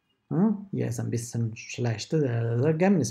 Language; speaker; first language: German; non-native, fluent; Italian